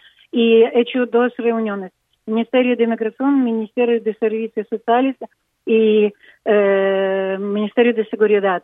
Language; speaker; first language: Spanish; non-native, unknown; Ukrainian